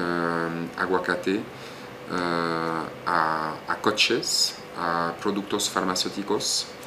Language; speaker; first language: Spanish; non-native, fluent; French